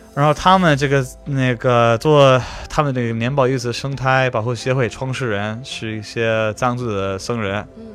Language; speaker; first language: Chinese; non-native, fluent; English